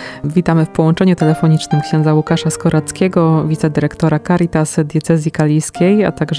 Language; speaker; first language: Polish; native; Polish